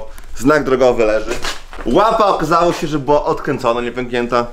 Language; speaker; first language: Polish; native; Polish